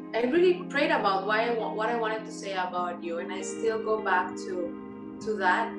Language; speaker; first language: English; non-native, fluent; Spanish